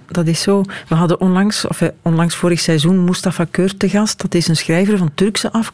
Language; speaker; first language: Dutch; native; Dutch